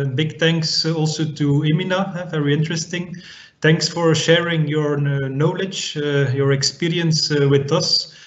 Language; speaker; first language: English; non-native, fluent; Dutch